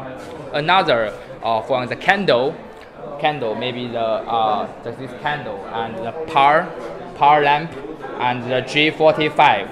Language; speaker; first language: English; non-native, learner; Chinese